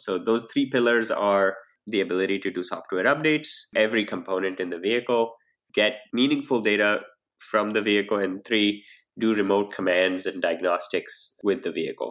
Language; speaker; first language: English; non-native, local second language; Hindi